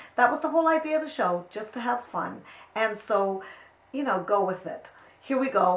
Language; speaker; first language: English; native; English